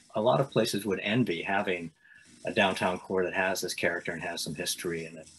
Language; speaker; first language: English; native; English